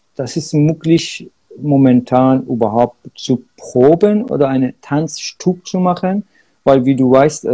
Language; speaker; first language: German; non-native, learner; Persian